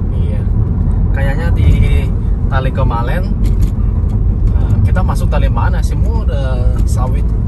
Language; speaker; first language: Indonesian; non-native, fluent; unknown